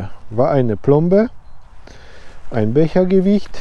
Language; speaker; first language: German; non-native, learner; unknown